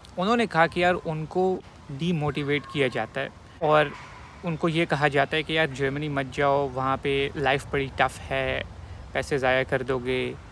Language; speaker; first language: Urdu; native; Urdu